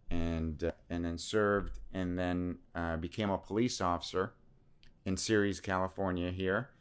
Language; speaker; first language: English; early bilingual, other home language; Assyrian Neo-Aramaic